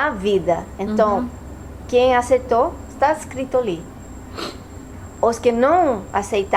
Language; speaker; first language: Portuguese; non-native, fluent; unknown